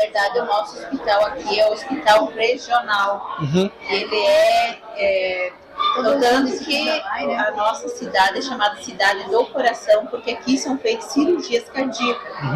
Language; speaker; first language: Portuguese; native; Portuguese